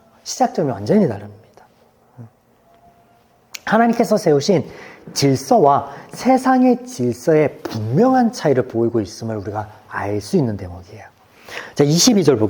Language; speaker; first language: Korean; native; Korean